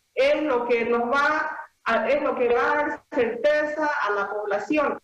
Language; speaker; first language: Spanish; native; Spanish